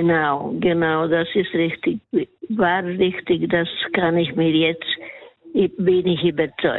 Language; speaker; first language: German; non-native, learner; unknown